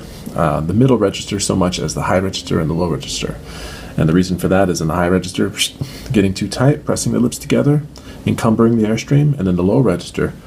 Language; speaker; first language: English; native; English